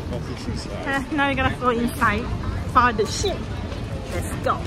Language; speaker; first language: English; non-native, learner; Thai